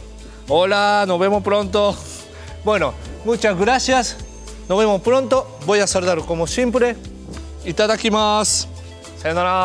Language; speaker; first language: Spanish; non-native, learner; Japanese